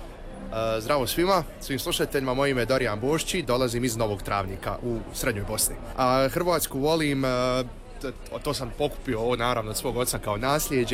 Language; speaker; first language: Serbian; native; Serbian